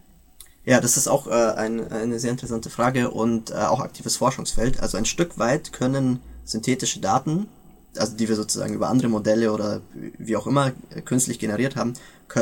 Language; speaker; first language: German; native; German